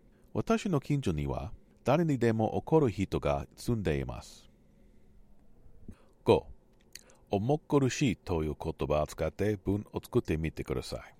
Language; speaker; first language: Japanese; non-native, learner; English